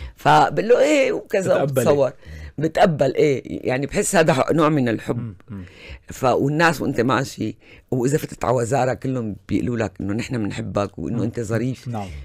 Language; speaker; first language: Arabic; native; Arabic